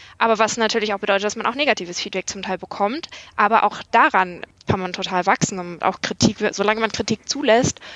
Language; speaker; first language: German; native; German